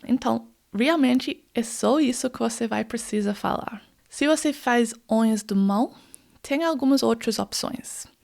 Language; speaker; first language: Portuguese; non-native, fluent; English